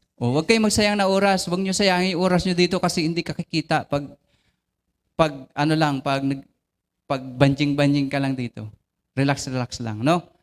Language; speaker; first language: Filipino; non-native, local second language; Bikol